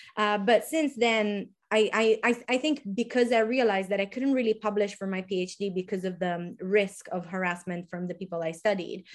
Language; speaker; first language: English; non-native, fluent; Italian